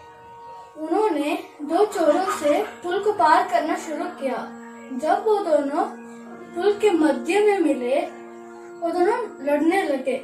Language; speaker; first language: Hindi; non-native, local second language; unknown